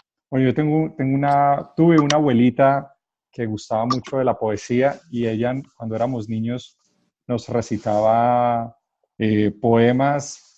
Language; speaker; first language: Spanish; native; Spanish